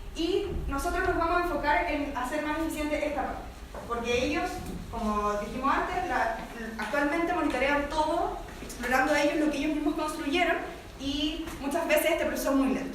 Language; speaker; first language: Spanish; native; Spanish